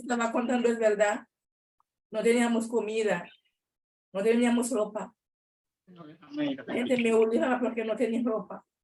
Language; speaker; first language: Spanish; non-native, learner; Haitian Creole